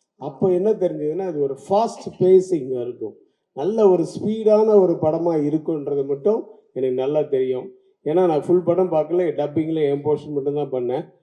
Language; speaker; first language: Tamil; native; Tamil